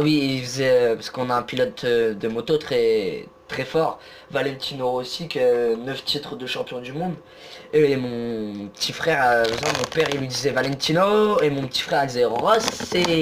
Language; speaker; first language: French; native; French